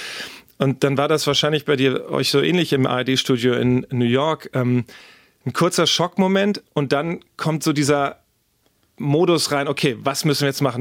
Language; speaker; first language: German; native; German